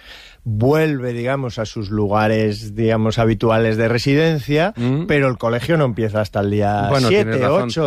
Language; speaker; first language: Spanish; native; Spanish